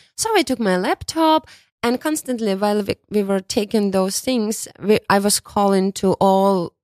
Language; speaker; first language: English; non-native, fluent; Ukrainian